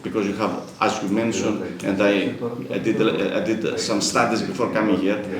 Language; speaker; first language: English; non-native, fluent; Greek